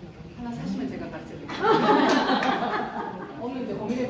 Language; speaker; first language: Korean; native; Korean